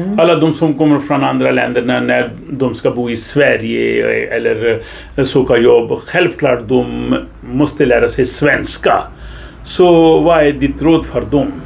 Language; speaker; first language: Swedish; non-native, fluent; Urdu